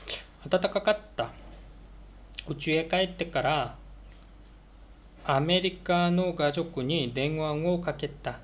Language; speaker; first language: Japanese; non-native, learner; Korean